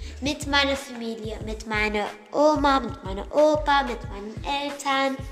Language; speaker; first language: German; non-native, learner; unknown